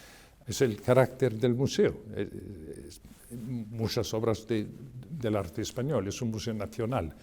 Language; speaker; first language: Spanish; non-native, fluent; French